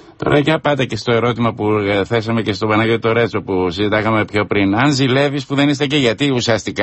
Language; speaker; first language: Greek; native; Greek